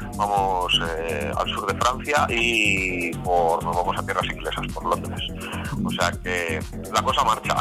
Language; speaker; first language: Spanish; native; Spanish